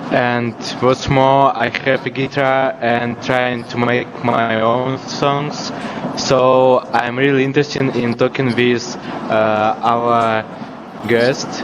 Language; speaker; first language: English; non-native, learner; Russian